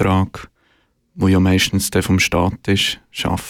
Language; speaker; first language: German; native; German